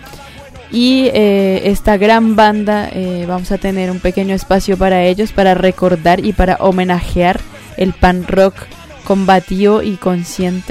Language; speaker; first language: Spanish; native; Spanish